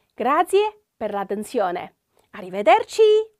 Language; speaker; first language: Italian; non-native, fluent; Chinese